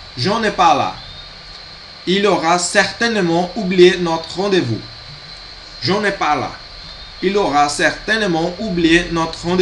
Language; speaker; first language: French; non-native, fluent; Portuguese